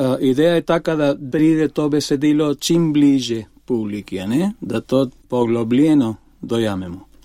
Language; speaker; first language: Slovenian; non-native, fluent; Spanish